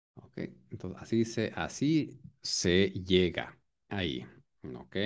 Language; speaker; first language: Spanish; native; Spanish